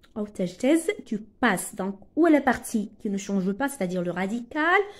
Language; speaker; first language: French; non-native, local second language; Arabic